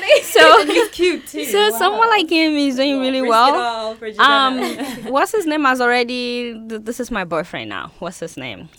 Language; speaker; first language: English; non-native, local second language; Yoruba